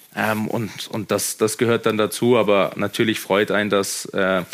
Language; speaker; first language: German; native; German